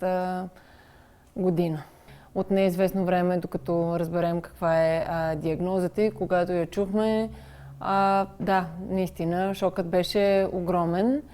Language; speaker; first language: Bulgarian; native; Bulgarian